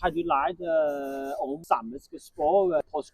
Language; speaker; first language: Norwegian; non-native, learner; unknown